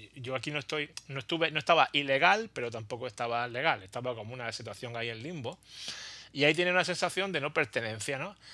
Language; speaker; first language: Spanish; native; Spanish